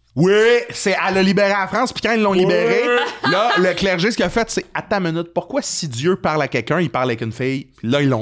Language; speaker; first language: French; native; French